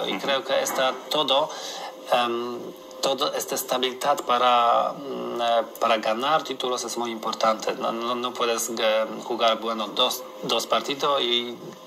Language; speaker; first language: Spanish; non-native, learner; Polish